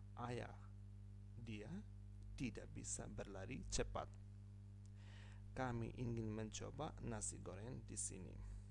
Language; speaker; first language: Indonesian; non-native, fluent; Ukrainian